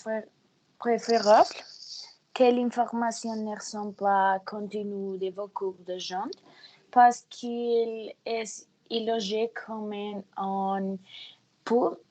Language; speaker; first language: French; non-native, learner; Spanish